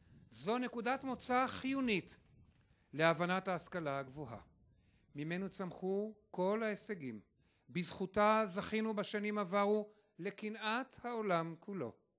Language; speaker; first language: Hebrew; native; Hebrew